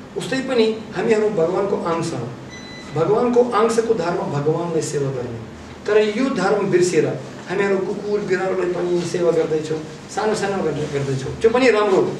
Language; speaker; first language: Nepali; non-native, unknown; Russian